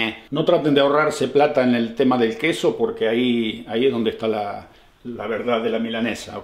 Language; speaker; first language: Spanish; native; Spanish